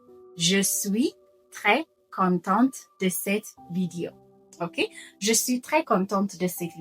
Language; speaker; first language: French; non-native, fluent; Amharic